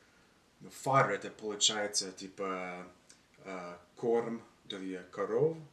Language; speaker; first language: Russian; non-native, learner; English